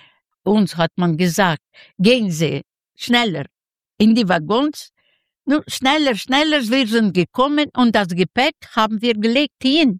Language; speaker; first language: German; non-native, fluent; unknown